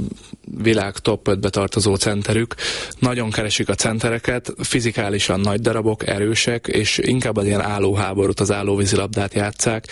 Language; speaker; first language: Hungarian; native; Hungarian